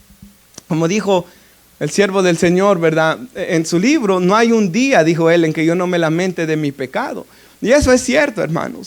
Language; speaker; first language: Spanish; native; Spanish